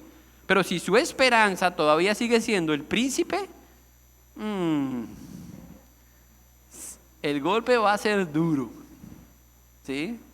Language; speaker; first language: Spanish; native; Spanish